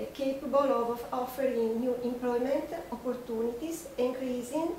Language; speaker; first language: English; non-native, learner; Italian